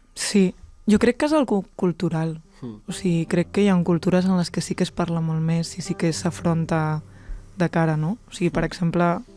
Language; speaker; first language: Catalan; non-native, local second language; Spanish